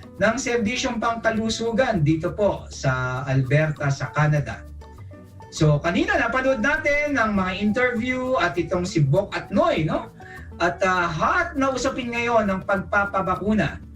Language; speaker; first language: Filipino; native; Filipino